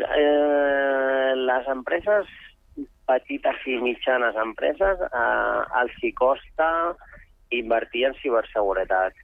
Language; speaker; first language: Catalan; non-native, local second language; Spanish